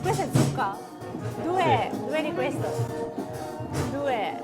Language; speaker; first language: Italian; non-native, fluent; Japanese